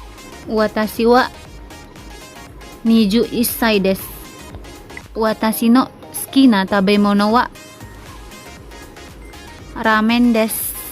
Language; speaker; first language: Japanese; non-native, learner; Indonesian